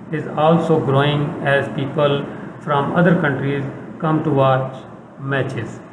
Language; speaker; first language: English; non-native, local second language; Urdu